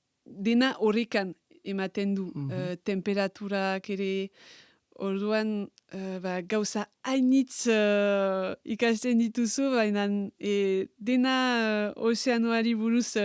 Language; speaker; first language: Basque; non-native, local second language; French